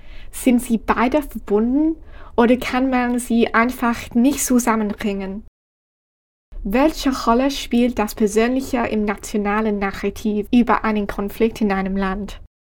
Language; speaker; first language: German; non-native, fluent; English